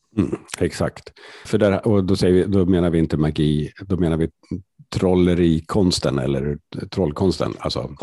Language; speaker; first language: Swedish; native; Swedish